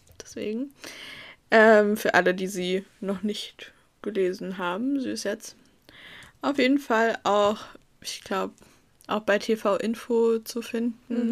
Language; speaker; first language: German; native; German